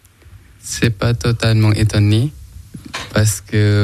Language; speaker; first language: French; non-native, learner; Thai